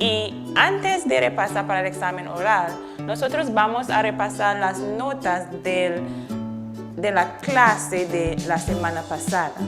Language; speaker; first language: Spanish; non-native, fluent; English